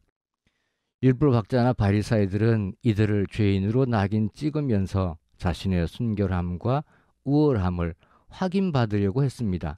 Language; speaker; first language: Korean; native; Korean